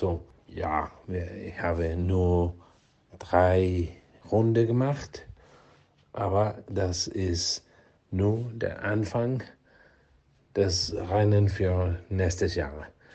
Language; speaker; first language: German; non-native, learner; Spanish